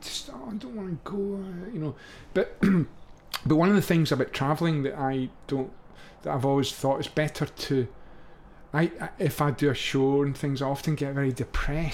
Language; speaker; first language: English; native; English